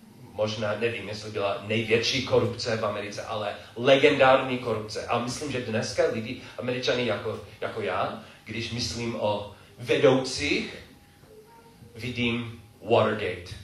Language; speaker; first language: Czech; non-native, fluent; English